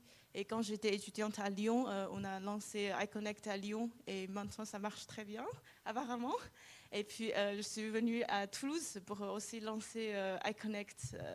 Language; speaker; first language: French; non-native, fluent; Chinese